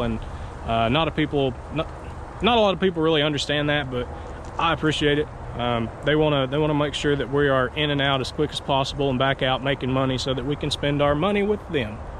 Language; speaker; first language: English; native; English